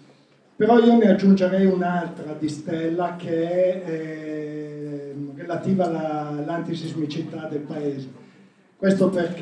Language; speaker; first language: Italian; native; Italian